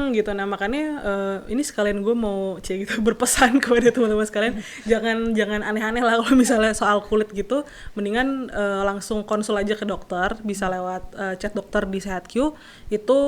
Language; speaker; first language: Indonesian; native; Indonesian